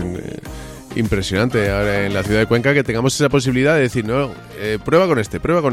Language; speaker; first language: Spanish; native; Spanish